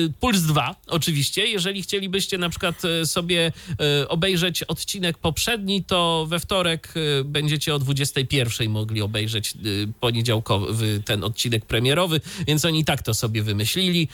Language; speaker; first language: Polish; native; Polish